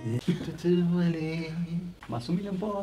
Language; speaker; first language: Italian; native; Italian